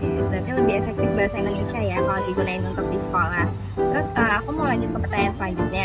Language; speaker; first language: Indonesian; native; Indonesian